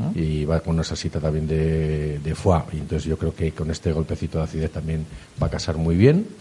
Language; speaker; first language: Spanish; native; Spanish